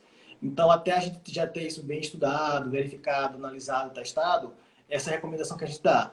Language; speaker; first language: Portuguese; native; Portuguese